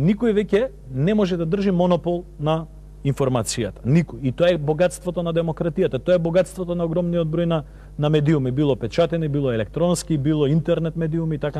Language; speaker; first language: Macedonian; native; Macedonian